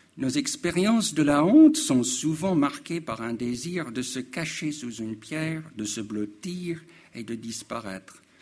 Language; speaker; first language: French; non-native, fluent; English